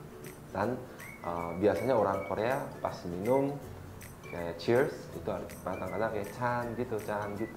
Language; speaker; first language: Indonesian; non-native, fluent; Korean